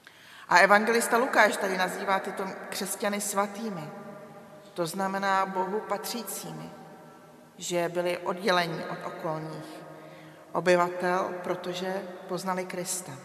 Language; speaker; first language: Czech; native; Czech